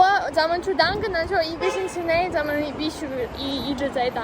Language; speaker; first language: Chinese; non-native, fluent; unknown